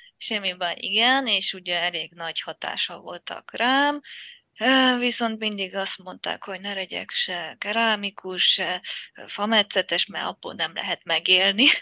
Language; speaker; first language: Hungarian; non-native, fluent; Japanese